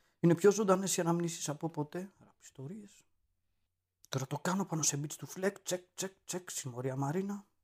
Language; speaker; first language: Greek; native; Greek